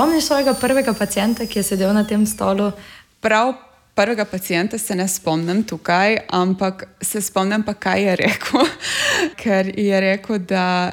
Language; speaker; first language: Slovenian; non-native, fluent; Hungarian